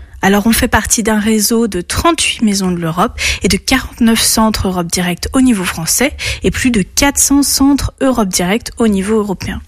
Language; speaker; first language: French; native; French